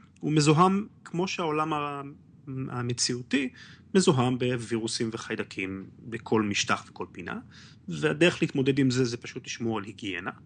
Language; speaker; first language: Hebrew; native; Hebrew